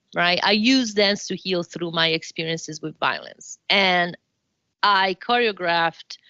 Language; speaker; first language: English; non-native, fluent; Italian